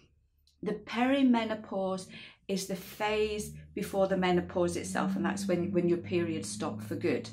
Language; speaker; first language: English; native; English